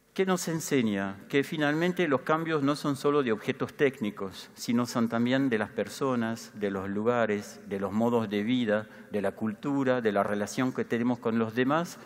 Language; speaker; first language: Spanish; non-native, fluent; French